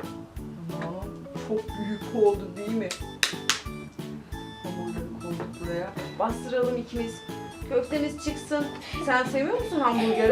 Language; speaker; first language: Turkish; native; Turkish